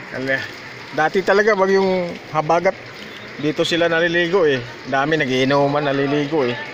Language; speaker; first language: Filipino; native; Filipino